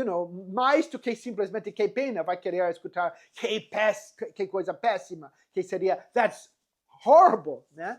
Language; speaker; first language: Portuguese; non-native, fluent; English